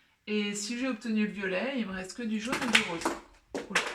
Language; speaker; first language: French; native; French